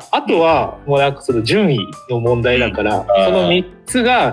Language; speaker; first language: Japanese; native; Japanese